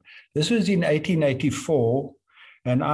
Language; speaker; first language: English; native; English